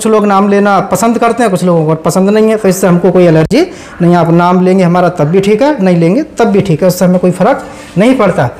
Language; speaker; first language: Hindi; native; Hindi